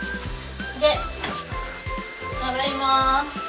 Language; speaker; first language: Japanese; non-native, fluent; German